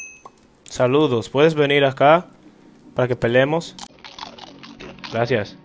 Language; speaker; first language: Spanish; native; Spanish